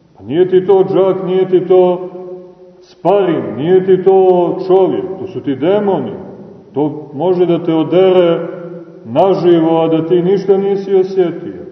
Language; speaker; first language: Serbian; native; Serbian